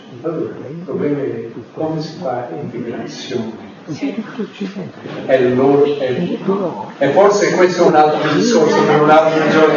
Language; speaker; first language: Italian; non-native, fluent; English